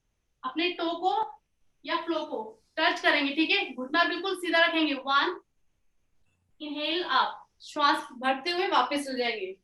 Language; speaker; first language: Hindi; native; Hindi